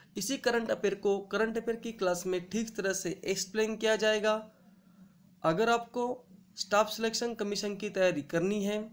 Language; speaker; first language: Hindi; non-native, local second language; Marathi